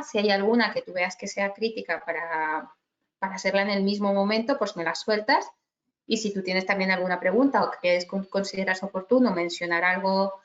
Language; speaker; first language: Spanish; native; Spanish